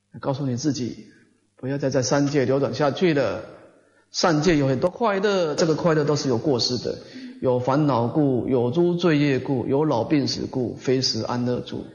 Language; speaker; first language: Chinese; native; Chinese